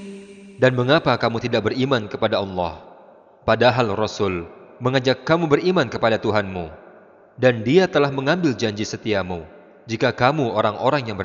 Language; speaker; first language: Indonesian; native; Indonesian